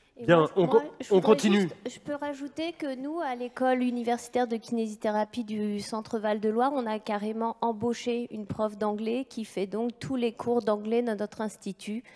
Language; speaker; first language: French; non-native, fluent; Spanish